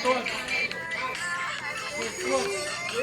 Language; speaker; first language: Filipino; non-native, local second language; Cebuano